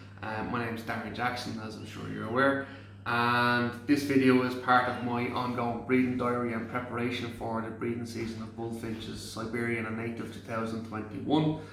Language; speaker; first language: English; native; English